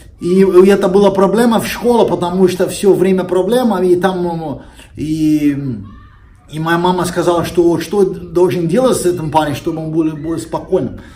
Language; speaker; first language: Russian; non-native, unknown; Portuguese